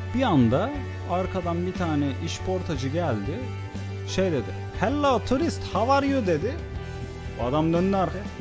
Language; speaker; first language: Turkish; native; Turkish